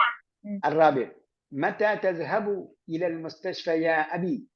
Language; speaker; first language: Arabic; non-native, fluent; Malayalam